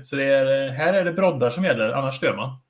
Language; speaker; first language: Swedish; native; Swedish